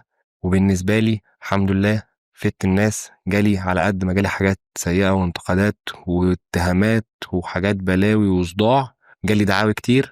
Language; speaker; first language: Arabic; native; Arabic